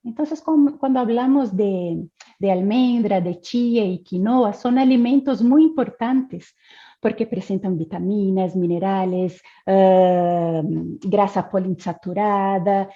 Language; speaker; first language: Spanish; non-native, fluent; Portuguese